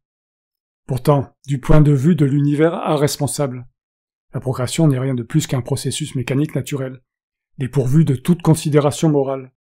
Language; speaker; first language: French; native; French